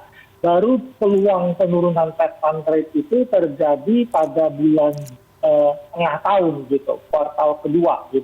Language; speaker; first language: Indonesian; native; Indonesian